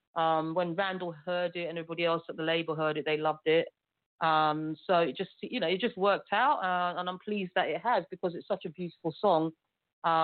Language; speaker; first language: English; early bilingual, other home language; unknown